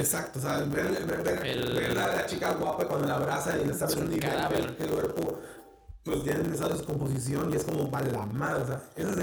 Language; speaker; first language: Spanish; native; Spanish